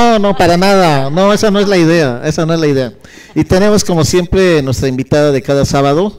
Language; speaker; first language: Spanish; native; Spanish